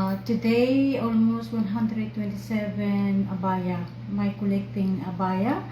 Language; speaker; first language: English; non-native, learner; Filipino